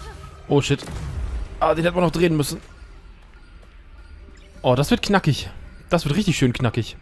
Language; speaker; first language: German; native; German